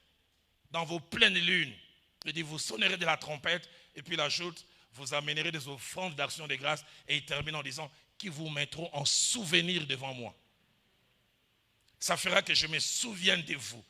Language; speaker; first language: French; non-native, local second language; Lingala